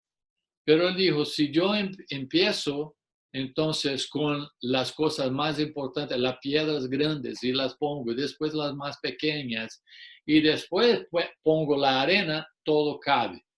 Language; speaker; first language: Spanish; non-native, fluent; English